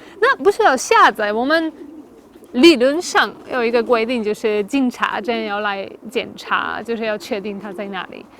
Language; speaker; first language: Chinese; non-native, fluent; Polish